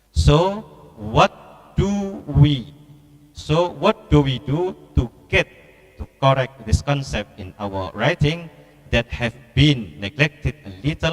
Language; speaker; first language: English; non-native, learner; Indonesian